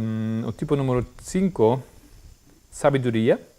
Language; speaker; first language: Portuguese; non-native, fluent; German